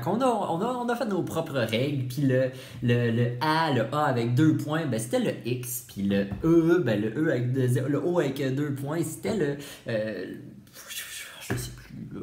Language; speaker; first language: French; native; French